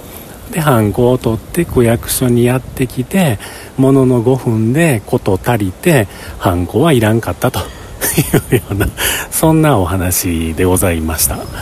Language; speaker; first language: Japanese; native; Japanese